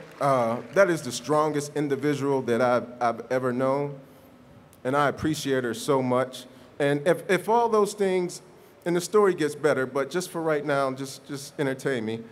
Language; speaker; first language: English; native; English